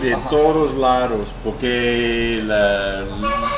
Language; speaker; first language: Spanish; non-native, learner; English